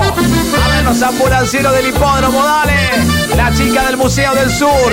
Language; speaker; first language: Spanish; native; Spanish